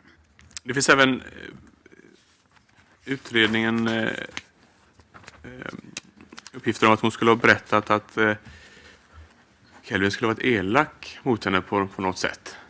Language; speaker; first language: Swedish; native; Swedish